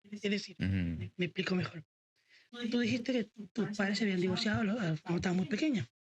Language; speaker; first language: Spanish; native; Spanish